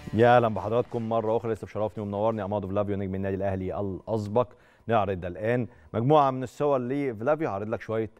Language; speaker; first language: Arabic; native; Arabic